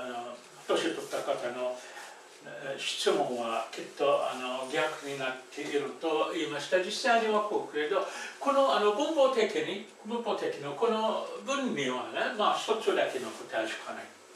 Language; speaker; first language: Japanese; non-native, fluent; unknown